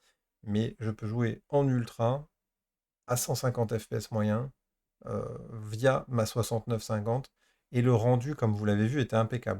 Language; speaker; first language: French; native; French